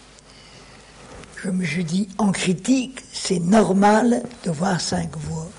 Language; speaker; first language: French; native; French